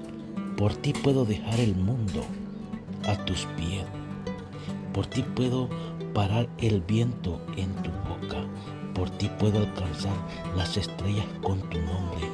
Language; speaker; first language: Spanish; native; Spanish